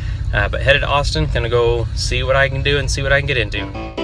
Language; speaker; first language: English; native; English